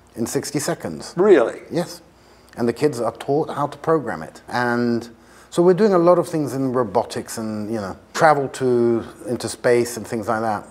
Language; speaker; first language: English; native; English